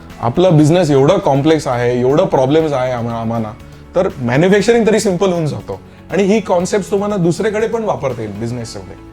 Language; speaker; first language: Marathi; non-native, local second language; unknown